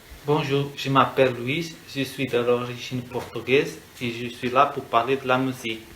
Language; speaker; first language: French; non-native, learner; Portuguese